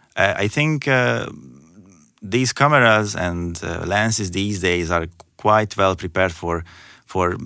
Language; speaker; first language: English; non-native, fluent; Hungarian